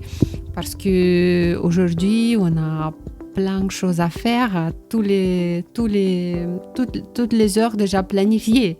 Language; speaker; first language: French; non-native, learner; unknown